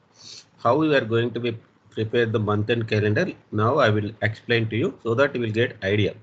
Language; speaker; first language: English; non-native, local second language; Telugu